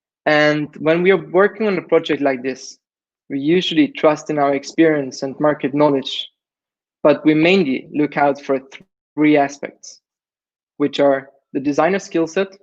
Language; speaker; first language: English; non-native, fluent; German